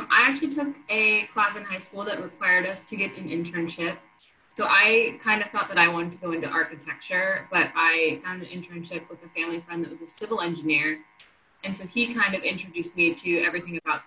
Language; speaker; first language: English; native; English